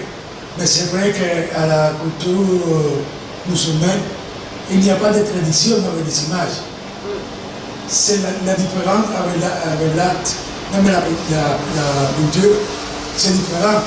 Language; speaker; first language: French; non-native, fluent; Spanish